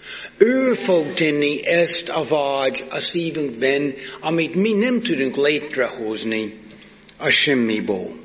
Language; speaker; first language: Hungarian; non-native, fluent; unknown